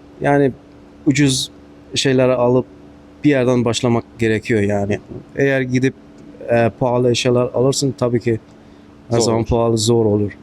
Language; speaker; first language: Turkish; non-native, learner; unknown